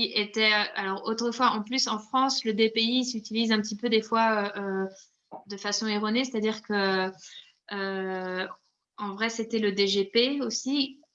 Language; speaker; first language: French; native; French